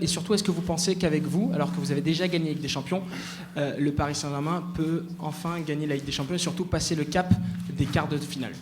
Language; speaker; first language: French; native; French